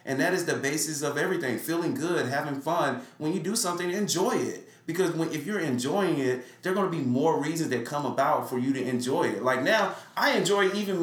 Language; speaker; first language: English; native; English